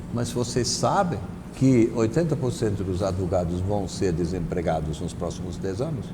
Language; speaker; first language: Portuguese; non-native, fluent; German